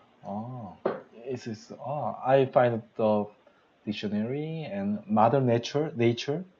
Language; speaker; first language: English; non-native, learner; Korean